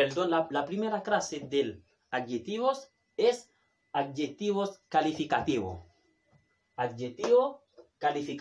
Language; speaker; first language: Spanish; non-native, fluent; Haitian Creole